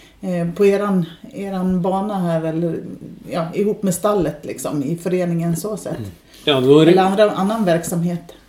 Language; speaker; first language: Swedish; native; Swedish